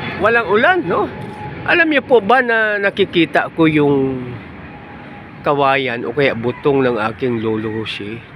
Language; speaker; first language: Filipino; non-native, local second language; Hiligaynon